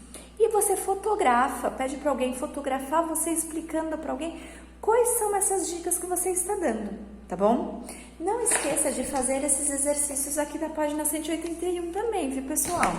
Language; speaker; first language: Portuguese; native; Portuguese